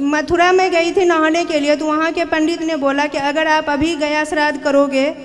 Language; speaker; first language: Hindi; native; Hindi